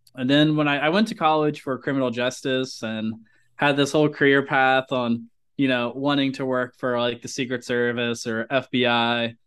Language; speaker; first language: English; native; English